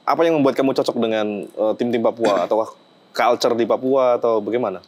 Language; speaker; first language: Indonesian; native; Indonesian